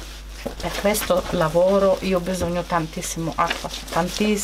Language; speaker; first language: Italian; non-native, learner; Czech